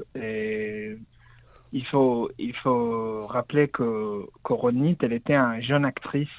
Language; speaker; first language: French; non-native, learner; Hebrew